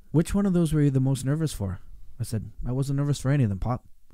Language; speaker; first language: English; native; English